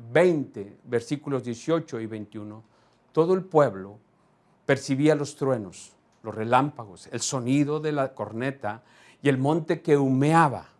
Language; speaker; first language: Spanish; native; Spanish